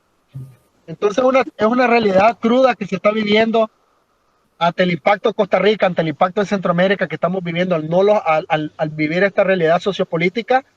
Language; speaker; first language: Spanish; native; Spanish